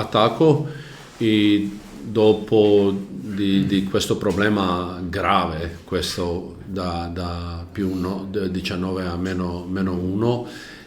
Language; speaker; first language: Italian; non-native, learner; Croatian